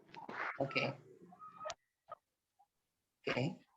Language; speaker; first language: English; non-native, fluent; Indonesian